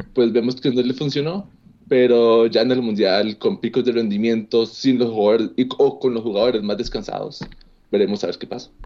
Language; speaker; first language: Spanish; native; Spanish